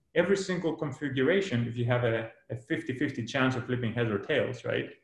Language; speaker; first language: English; non-native, fluent; Greek